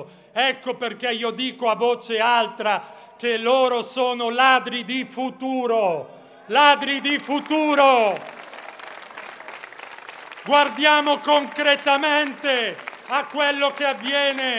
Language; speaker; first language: Italian; native; Italian